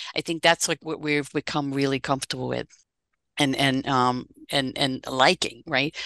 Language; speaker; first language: English; non-native, fluent; Dutch